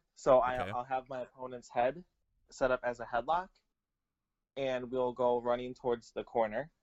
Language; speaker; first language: English; native; English